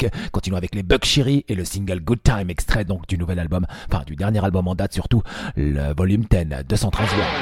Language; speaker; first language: French; native; French